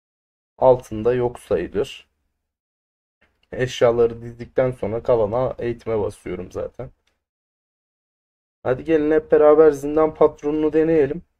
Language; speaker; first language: Turkish; native; Turkish